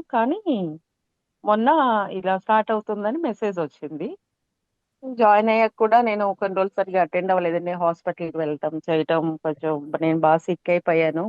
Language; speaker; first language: Telugu; native; Telugu